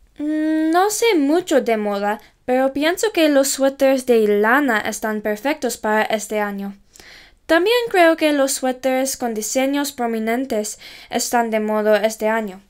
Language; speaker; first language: Spanish; non-native, learner; English